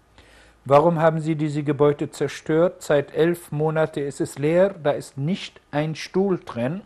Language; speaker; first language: German; non-native, fluent; Arabic